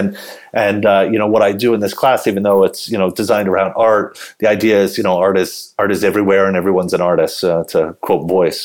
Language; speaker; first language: English; native; English